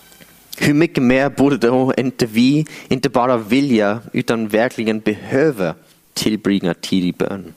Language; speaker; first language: Swedish; non-native, fluent; English